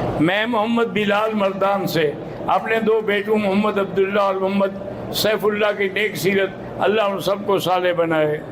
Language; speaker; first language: Urdu; native; Urdu